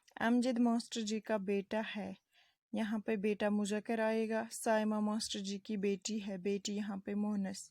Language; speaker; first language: Urdu; non-native, local second language; Kashmiri